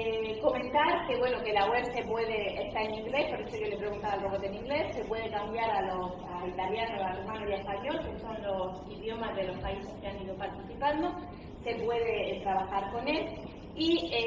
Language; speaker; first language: Spanish; native; Spanish